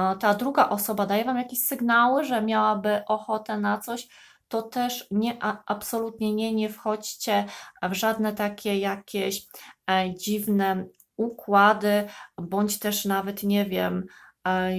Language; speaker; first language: Polish; native; Polish